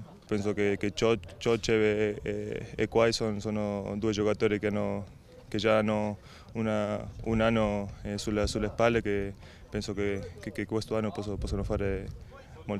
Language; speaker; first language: Italian; non-native, fluent; Spanish